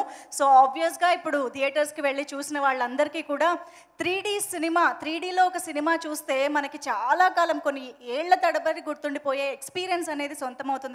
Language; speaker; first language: Telugu; native; Telugu